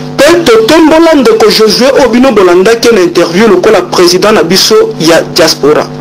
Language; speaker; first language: Lingala; native; Lingala